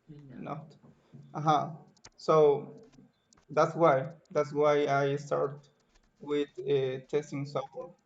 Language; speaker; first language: English; non-native, learner; Spanish